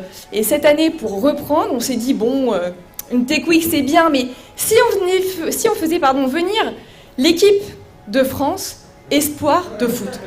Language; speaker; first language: French; native; French